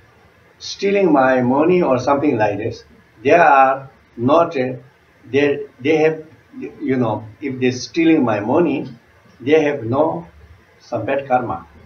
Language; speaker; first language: English; non-native, learner; Tibetan